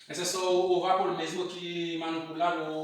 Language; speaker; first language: Portuguese; non-native, learner; Haitian Creole